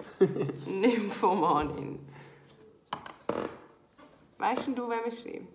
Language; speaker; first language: German; native; German